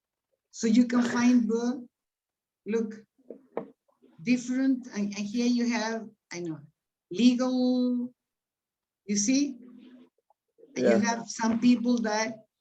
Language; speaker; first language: English; non-native, fluent; Spanish